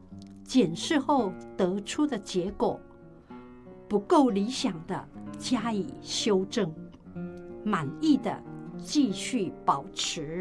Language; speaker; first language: Chinese; native; Chinese